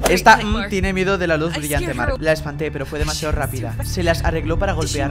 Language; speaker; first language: Spanish; native; Spanish